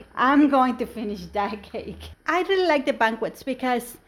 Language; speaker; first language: English; non-native, fluent; Spanish